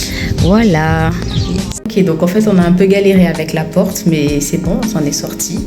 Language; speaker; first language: French; native; French